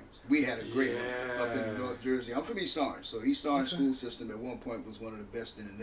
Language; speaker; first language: English; native; English